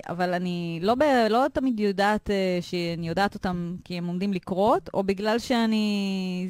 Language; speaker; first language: Hebrew; native; Hebrew